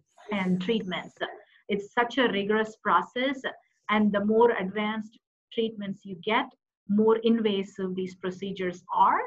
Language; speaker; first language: English; non-native, local second language; Tamil